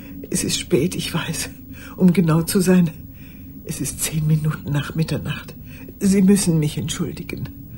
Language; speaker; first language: German; native; German